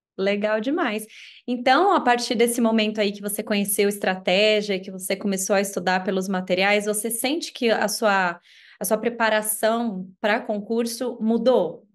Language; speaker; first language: Portuguese; native; Portuguese